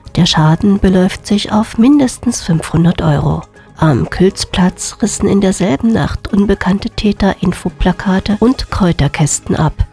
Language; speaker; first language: German; native; German